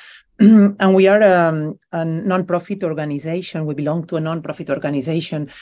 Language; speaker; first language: English; non-native, fluent; Spanish